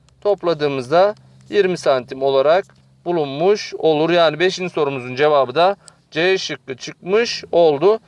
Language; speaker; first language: Turkish; native; Turkish